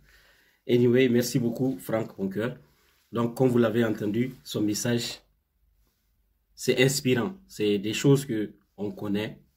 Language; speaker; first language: French; non-native, local second language; Hausa